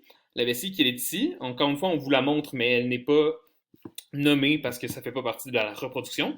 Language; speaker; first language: French; native; French